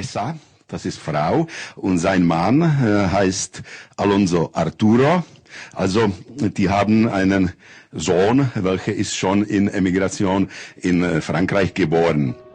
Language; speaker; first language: German; non-native, learner; Czech